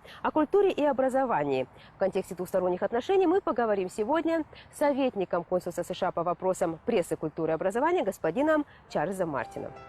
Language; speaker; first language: Russian; native; Russian